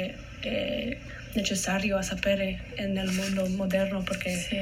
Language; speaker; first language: Italian; non-native, learner; English